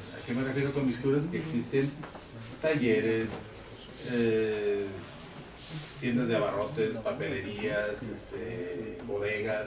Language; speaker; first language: Spanish; native; Spanish